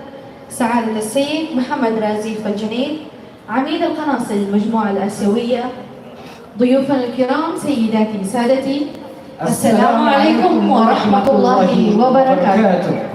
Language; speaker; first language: Arabic; native; Arabic